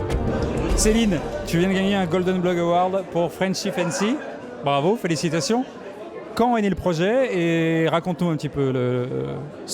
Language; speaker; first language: French; native; French